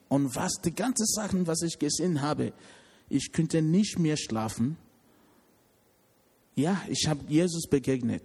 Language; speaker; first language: German; non-native, learner; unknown